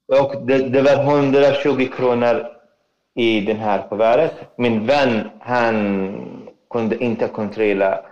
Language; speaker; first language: Swedish; non-native, fluent; Arabic